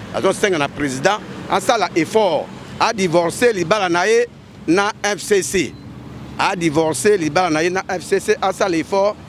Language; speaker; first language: Lingala; native; Lingala